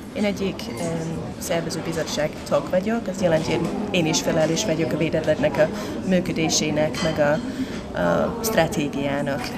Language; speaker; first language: Hungarian; non-native, fluent; English